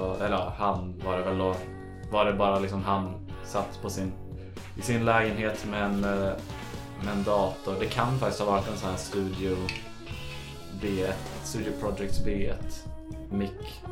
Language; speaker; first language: Swedish; native; Swedish